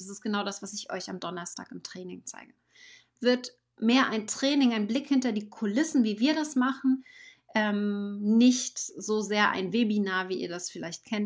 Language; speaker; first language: German; native; German